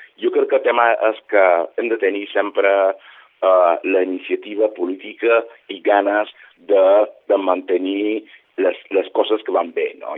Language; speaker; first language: Catalan; non-native, fluent; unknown